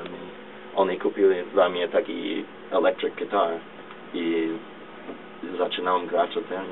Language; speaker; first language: Polish; early bilingual, other home language; English